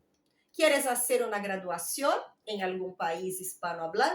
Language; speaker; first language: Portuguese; non-native, learner; Spanish